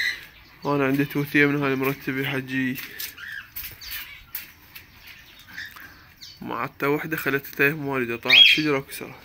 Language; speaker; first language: Arabic; native; Arabic